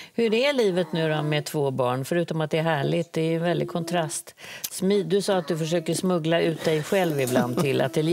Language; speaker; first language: Swedish; native; Swedish